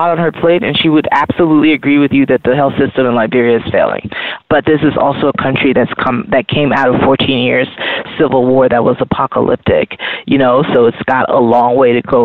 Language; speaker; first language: English; native; English